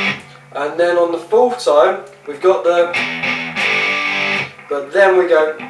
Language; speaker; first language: English; native; English